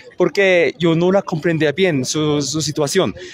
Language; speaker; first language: Spanish; non-native, learner; Korean